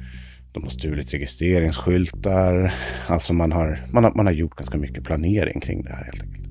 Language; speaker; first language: Swedish; native; Swedish